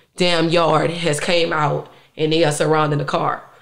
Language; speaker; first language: English; native; English